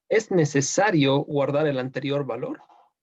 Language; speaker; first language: Spanish; native; Spanish